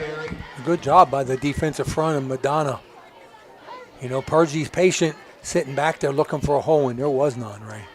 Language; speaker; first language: English; native; English